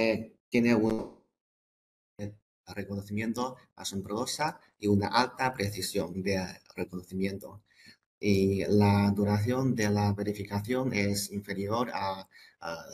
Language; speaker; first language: Spanish; non-native, fluent; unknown